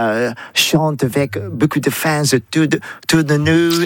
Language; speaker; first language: French; non-native, learner; English